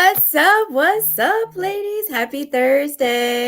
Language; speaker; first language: English; native; English